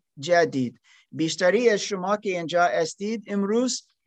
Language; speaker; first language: Persian; non-native, learner; German